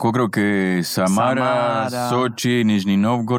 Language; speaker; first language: Spanish; native; Spanish